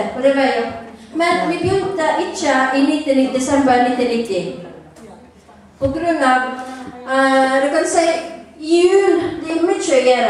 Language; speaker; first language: Norwegian; non-native, learner; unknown